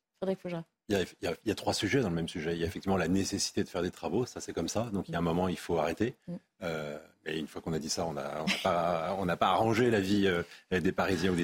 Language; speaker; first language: French; native; French